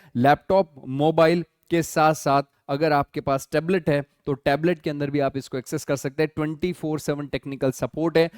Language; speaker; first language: Hindi; native; Hindi